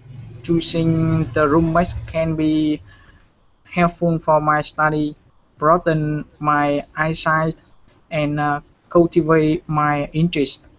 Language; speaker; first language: English; non-native, learner; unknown